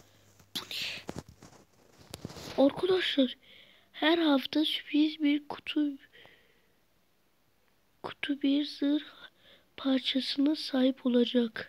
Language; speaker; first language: Turkish; native; Turkish